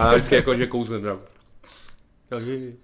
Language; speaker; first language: Czech; native; Czech